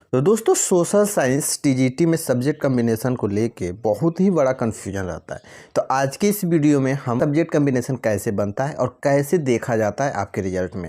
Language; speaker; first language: Hindi; native; Hindi